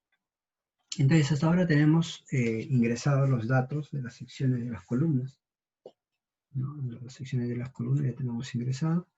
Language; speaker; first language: Spanish; native; Spanish